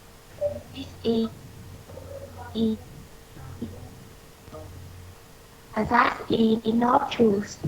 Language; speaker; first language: English; non-native, learner; Vietnamese